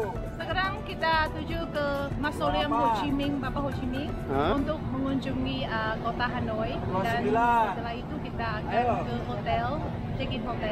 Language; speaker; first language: Indonesian; non-native, fluent; Vietnamese